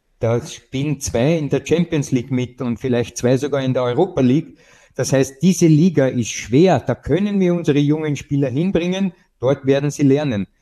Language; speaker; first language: German; native; German